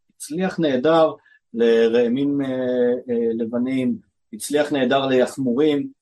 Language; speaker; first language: Hebrew; native; Hebrew